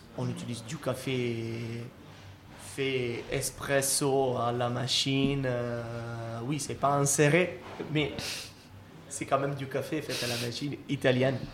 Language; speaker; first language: French; non-native, fluent; Italian